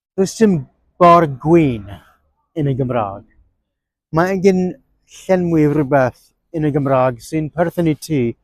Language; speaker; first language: Welsh; non-native, fluent; English